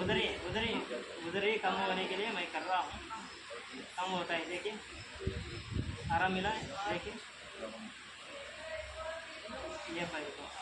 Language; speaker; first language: Hindi; non-native, local second language; Telugu